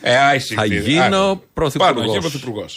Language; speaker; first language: Greek; native; Greek